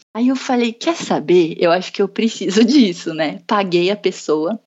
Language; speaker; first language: Portuguese; native; Portuguese